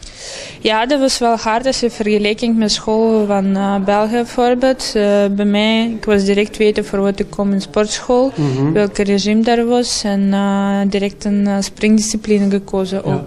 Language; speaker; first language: Dutch; non-native, learner; Russian